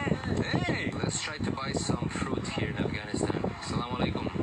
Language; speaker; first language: English; non-native, learner; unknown